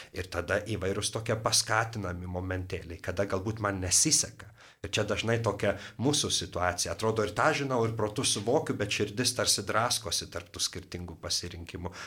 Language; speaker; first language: Lithuanian; native; Lithuanian